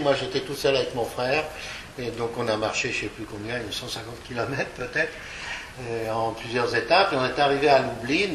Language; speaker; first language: French; early bilingual, other home language; Polish